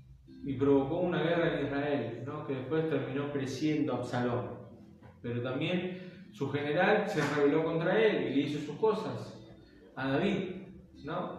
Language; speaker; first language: Spanish; native; Spanish